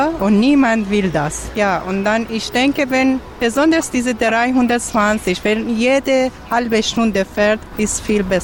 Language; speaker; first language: German; non-native, learner; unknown